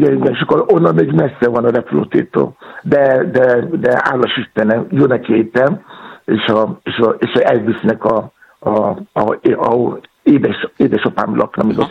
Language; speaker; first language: Hungarian; non-native, learner; Yoruba